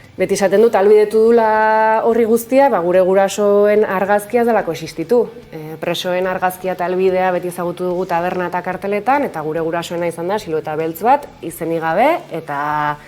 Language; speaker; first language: Basque; native; Basque